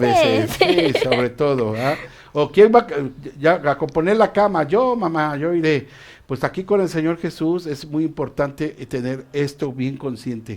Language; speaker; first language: Spanish; native; Spanish